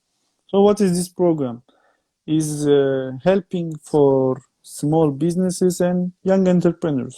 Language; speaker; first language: English; non-native, fluent; Turkish